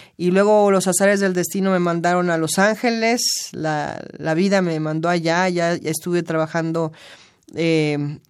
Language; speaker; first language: Spanish; native; Spanish